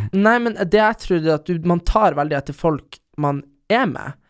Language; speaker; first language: Norwegian; native; Norwegian